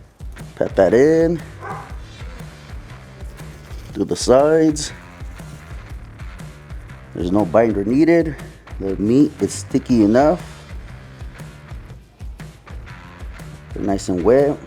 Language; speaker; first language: English; native; English